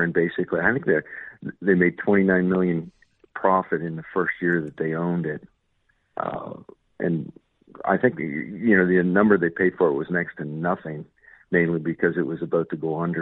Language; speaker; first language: English; native; English